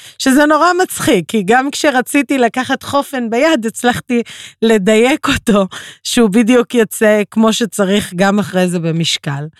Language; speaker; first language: Hebrew; non-native, local second language; Arabic